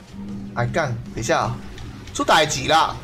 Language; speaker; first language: Chinese; native; Chinese